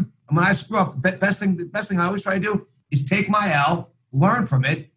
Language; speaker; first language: English; native; English